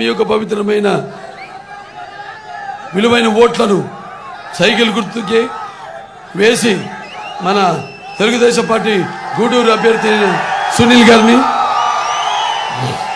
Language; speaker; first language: Telugu; native; Telugu